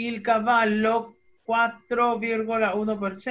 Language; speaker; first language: Spanish; native; Spanish